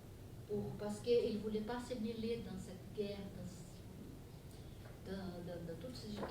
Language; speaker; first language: French; non-native, fluent; Portuguese